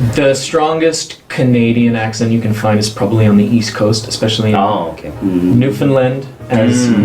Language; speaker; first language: English; native; English